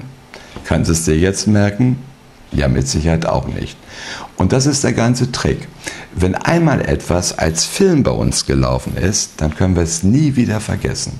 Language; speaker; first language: German; native; German